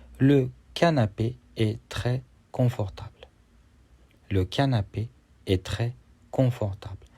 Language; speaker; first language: French; non-native, fluent; Turkish